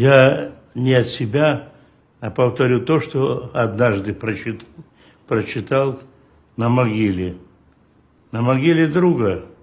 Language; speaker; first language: Russian; native; Russian